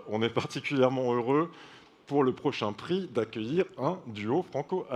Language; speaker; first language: French; native; French